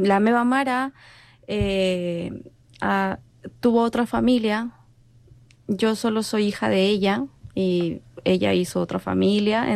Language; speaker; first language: Catalan; non-native, learner; Spanish